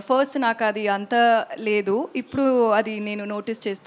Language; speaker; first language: Telugu; non-native, learner; Tamil